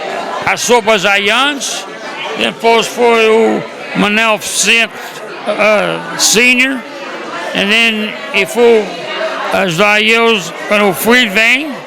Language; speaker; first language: Portuguese; early bilingual, heritage; Portuguese